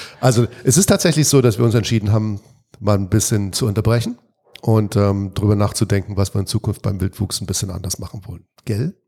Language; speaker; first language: German; native; German